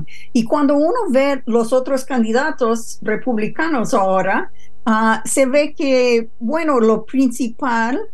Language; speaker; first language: Spanish; non-native, fluent; English